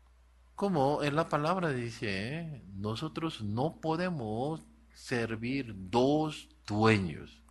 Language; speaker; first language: Spanish; non-native, learner; Korean